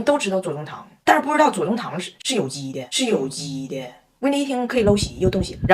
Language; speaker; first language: Chinese; native; Chinese